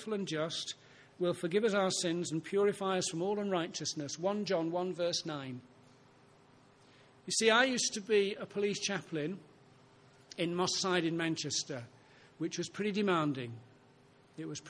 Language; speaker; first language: English; native; English